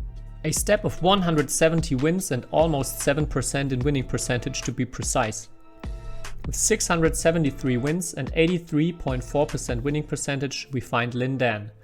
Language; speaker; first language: English; non-native, fluent; German